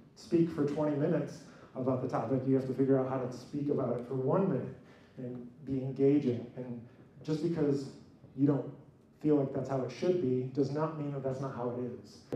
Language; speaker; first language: English; native; English